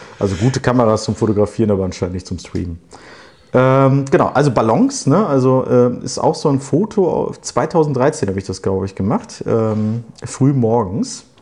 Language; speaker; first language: German; early bilingual, other home language; Turkish